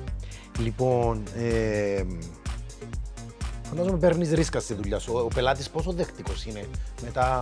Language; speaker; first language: Greek; native; Greek